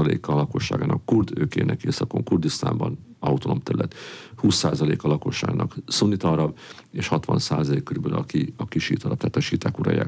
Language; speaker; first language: Hungarian; native; Hungarian